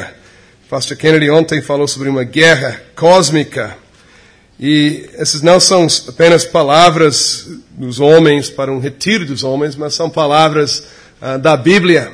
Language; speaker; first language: Portuguese; non-native, fluent; English